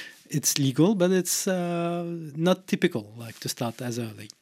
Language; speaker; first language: English; non-native, fluent; French